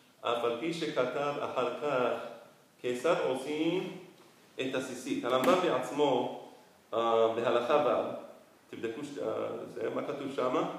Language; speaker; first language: Hebrew; non-native, fluent; Spanish